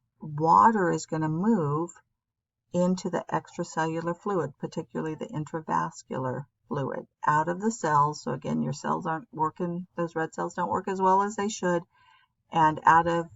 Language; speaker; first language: English; native; English